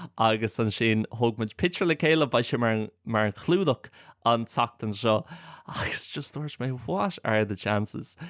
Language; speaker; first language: Irish; non-native, local second language; English